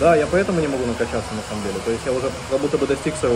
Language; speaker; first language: Russian; native; Russian